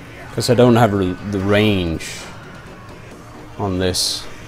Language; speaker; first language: English; non-native, fluent; Danish